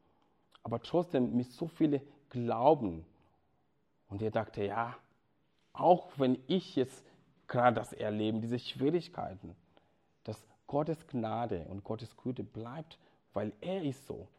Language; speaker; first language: German; non-native, fluent; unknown